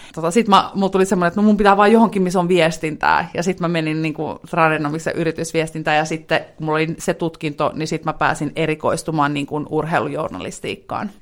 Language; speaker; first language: Finnish; native; Finnish